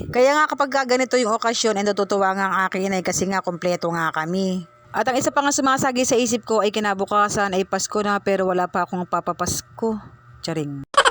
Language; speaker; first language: Filipino; native; Filipino